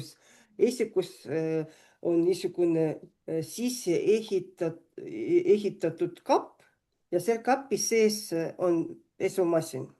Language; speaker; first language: Estonian; non-native, local second language; Russian